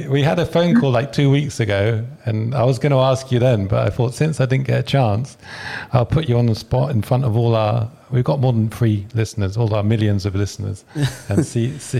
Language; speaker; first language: English; native; English